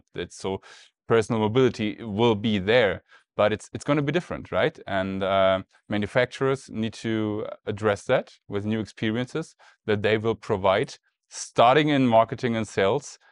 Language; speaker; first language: English; non-native, fluent; German